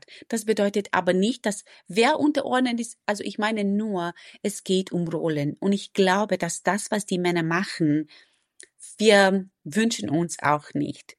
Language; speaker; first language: German; non-native, fluent; Romanian